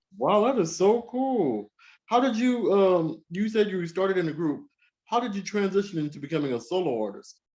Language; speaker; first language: English; native; English